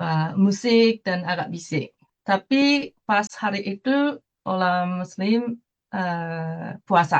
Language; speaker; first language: Indonesian; non-native, fluent; Japanese